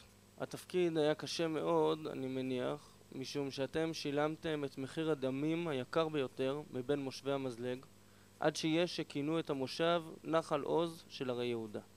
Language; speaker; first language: Hebrew; native; Hebrew